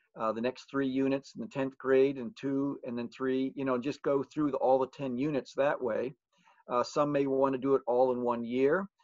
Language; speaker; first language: English; native; English